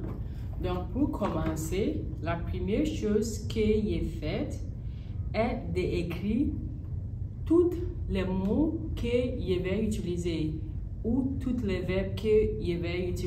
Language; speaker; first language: French; non-native, learner; English